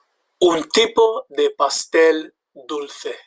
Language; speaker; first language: Spanish; non-native, fluent; English